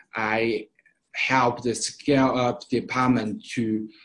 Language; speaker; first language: English; non-native, fluent; Chinese